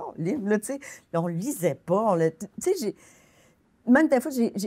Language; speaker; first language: French; native; French